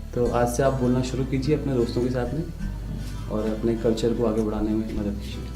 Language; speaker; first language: Hindi; non-native, local second language; Garhwali